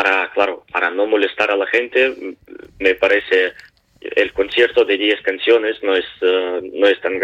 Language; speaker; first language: Spanish; non-native, learner; Ukrainian